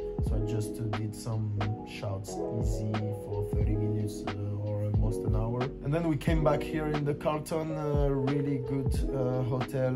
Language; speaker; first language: English; non-native, fluent; French